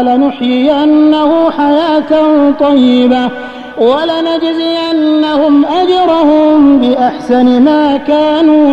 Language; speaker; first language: Arabic; native; Arabic